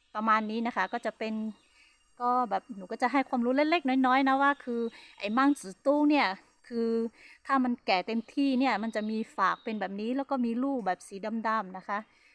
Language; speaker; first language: Thai; non-native, local second language; Hmong